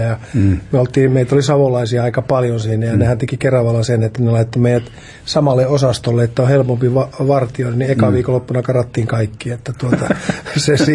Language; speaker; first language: Finnish; native; Finnish